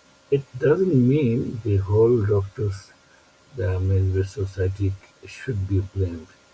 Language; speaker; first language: English; non-native, local second language; Bangla